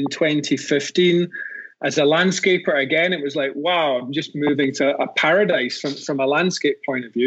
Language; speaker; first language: English; native; English